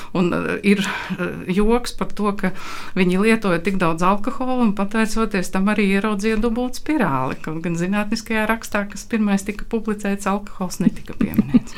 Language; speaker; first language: Latvian; native; Latvian